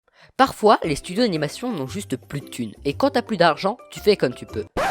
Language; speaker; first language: French; native; French